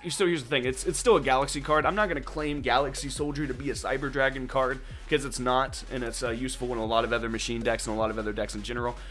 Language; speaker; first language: English; native; English